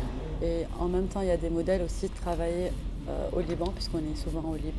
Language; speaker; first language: French; non-native, fluent; Arabic